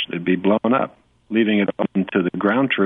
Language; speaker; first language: English; native; English